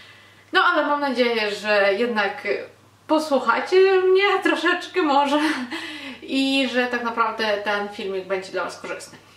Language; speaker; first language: Polish; non-native, fluent; Ukrainian